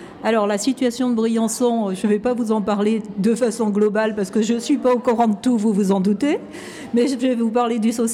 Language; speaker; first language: French; native; French